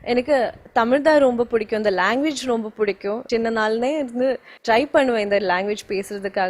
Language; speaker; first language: Tamil; non-native, learner; Malayalam